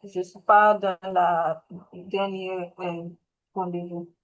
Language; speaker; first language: French; non-native, learner; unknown